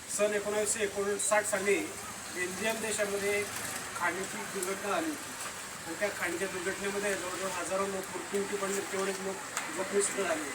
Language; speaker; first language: Marathi; native; Marathi